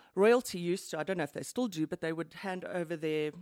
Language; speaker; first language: English; native; English